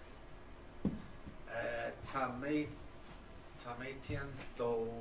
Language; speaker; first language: Chinese; non-native, learner; English